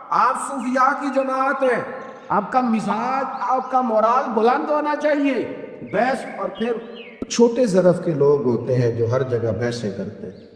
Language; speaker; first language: Urdu; non-native, local second language; Punjabi